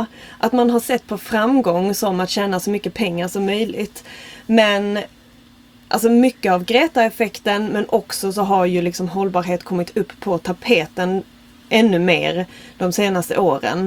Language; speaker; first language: Swedish; native; Swedish